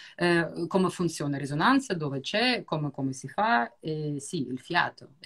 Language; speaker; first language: Italian; non-native, fluent; Russian